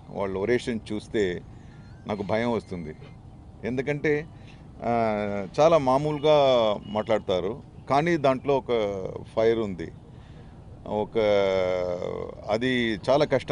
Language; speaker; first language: Telugu; non-native, fluent; Tamil